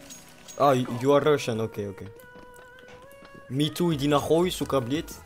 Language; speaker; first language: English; non-native, learner; French